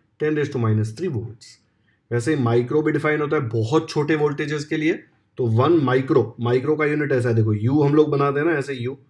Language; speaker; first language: Hindi; non-native, local second language; Marathi